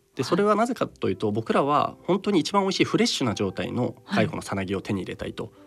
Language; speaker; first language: Japanese; native; Japanese